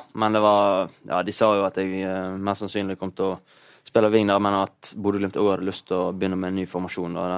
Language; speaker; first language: Norwegian; native; Norwegian